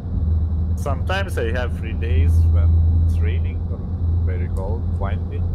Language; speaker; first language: English; non-native, learner; Lithuanian